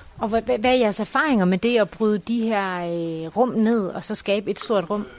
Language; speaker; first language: Danish; native; Danish